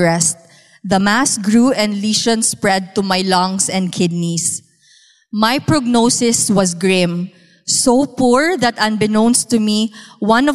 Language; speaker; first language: English; non-native, local second language; Cebuano